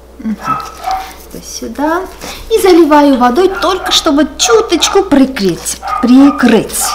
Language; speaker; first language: Russian; non-native, local second language; Armenian